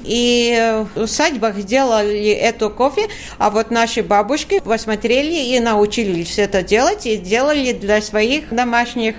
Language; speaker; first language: Russian; non-native, local second language; Latvian